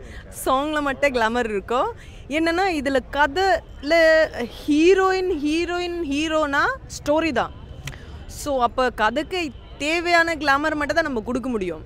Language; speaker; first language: Tamil; non-native, fluent; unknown